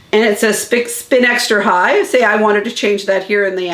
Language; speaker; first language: English; native; English